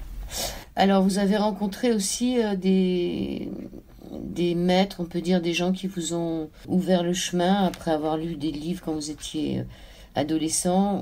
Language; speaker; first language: French; native; French